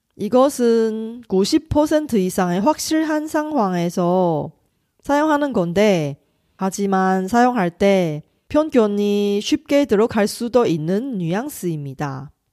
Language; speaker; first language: Korean; non-native, fluent; Chinese